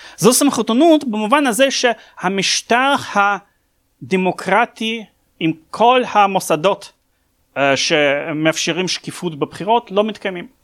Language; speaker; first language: Hebrew; non-native, fluent; Russian